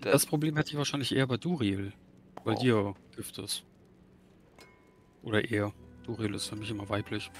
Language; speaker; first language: German; native; German